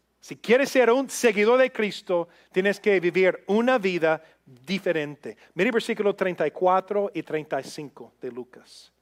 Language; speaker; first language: Spanish; non-native, fluent; English